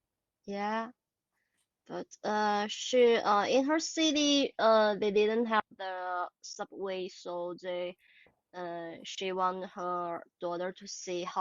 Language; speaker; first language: English; non-native, learner; Chinese